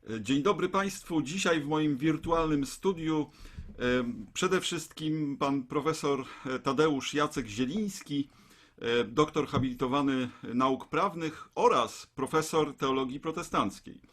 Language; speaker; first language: Polish; native; Polish